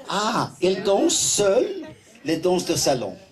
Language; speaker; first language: French; non-native, learner; English